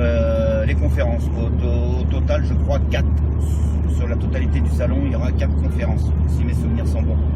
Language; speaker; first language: French; native; French